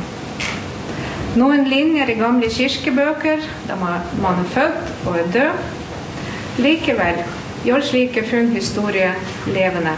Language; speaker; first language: Norwegian; non-native, fluent; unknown